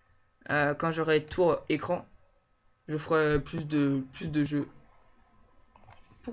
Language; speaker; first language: French; native; French